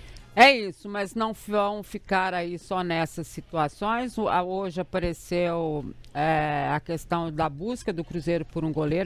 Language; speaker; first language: Portuguese; native; Portuguese